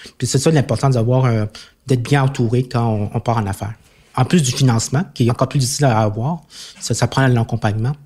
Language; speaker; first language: French; early bilingual, other home language; Chinese